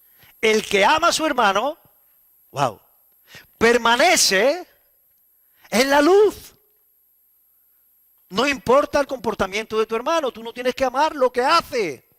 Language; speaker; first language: Spanish; native; Spanish